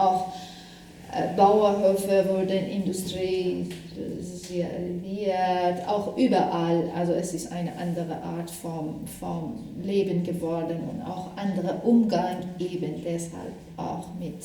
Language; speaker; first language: German; non-native, fluent; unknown